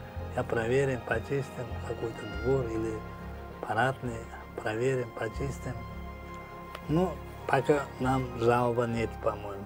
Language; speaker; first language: Russian; non-native, learner; Uzbek